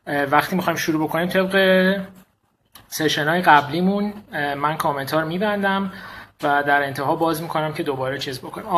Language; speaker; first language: Persian; non-native, local second language; Azerbaijani